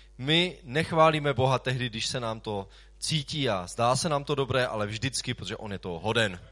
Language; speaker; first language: Czech; native; Czech